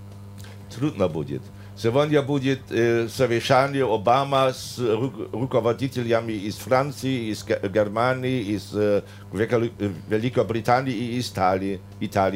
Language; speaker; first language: Russian; non-native, fluent; German